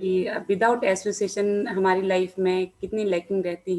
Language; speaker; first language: Hindi; native; Hindi